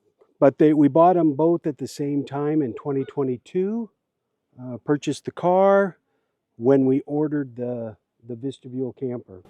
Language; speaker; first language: English; native; English